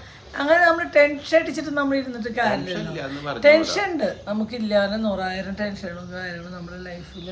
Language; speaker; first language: Malayalam; native; Malayalam